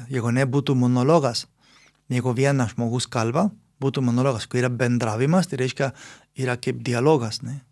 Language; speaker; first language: Lithuanian; non-native, fluent; Spanish